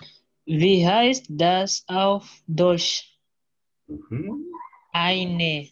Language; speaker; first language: German; non-native, learner; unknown